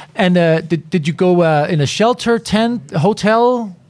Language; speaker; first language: English; non-native, fluent; Danish